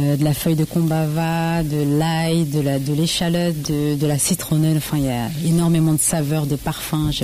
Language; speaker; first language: French; native; French